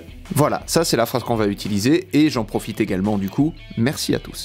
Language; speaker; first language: French; native; French